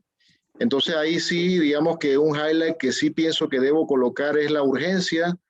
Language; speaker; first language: Spanish; native; Spanish